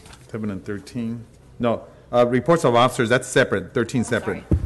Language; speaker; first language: English; native; English